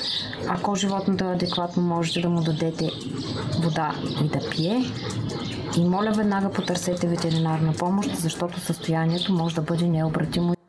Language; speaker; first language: Bulgarian; native; Bulgarian